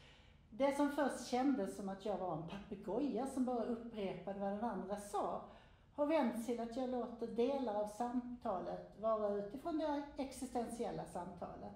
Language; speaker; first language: Swedish; native; Swedish